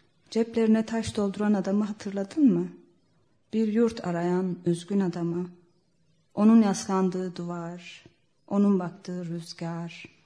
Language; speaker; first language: Turkish; non-native, local second language; Kurdish